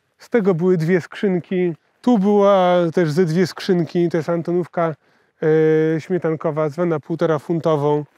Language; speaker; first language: Polish; native; Polish